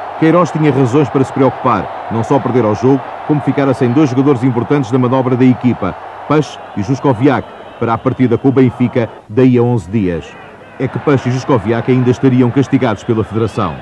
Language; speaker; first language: Portuguese; native; Portuguese